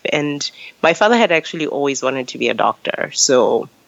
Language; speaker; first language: English; non-native, local second language; Tswana